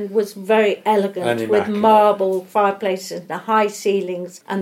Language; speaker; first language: English; native; English